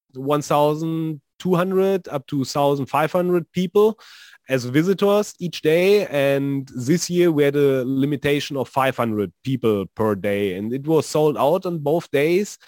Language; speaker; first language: English; non-native, fluent; German